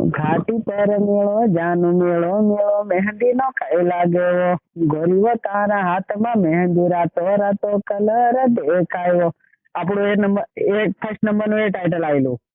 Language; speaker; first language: Gujarati; non-native, local second language; Rathawi